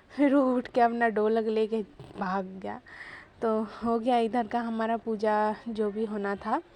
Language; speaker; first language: Hindi; non-native, local second language; Bangla